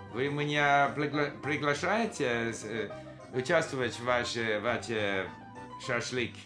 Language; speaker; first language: Russian; non-native, learner; English